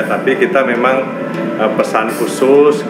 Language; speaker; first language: Indonesian; native; Indonesian